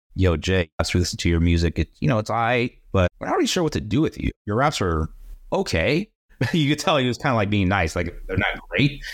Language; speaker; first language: English; native; English